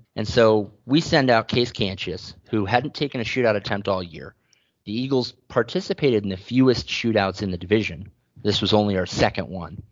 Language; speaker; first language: English; native; English